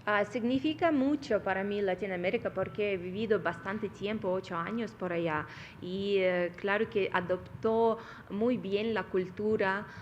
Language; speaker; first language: Spanish; non-native, fluent; Russian